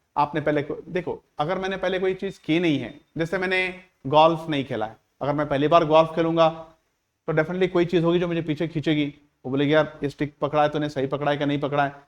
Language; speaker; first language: Hindi; non-native, local second language; Marathi